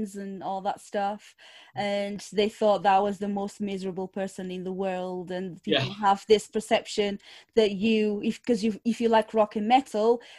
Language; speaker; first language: English; non-native, fluent; Portuguese